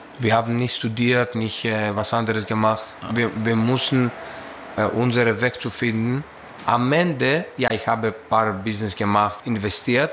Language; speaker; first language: German; non-native, learner; Greek